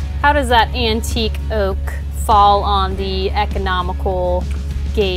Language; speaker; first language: English; native; English